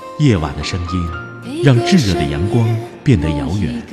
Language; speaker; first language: Chinese; native; Chinese